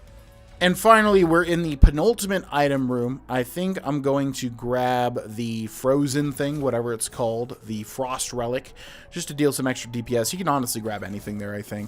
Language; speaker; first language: English; native; English